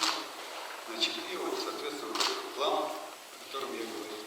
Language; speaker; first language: Russian; native; Russian